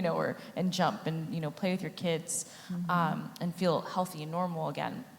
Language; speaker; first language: English; native; English